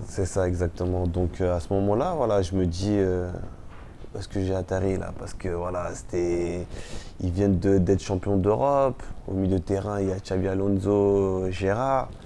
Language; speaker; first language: French; early bilingual, other home language; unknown